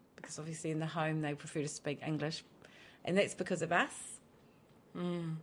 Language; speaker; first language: English; native; English